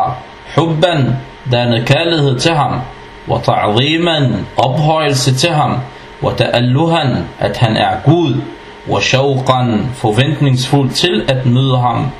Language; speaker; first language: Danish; early bilingual, other home language; Arabic